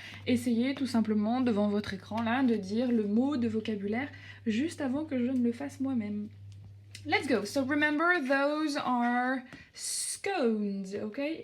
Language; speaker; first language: French; native; French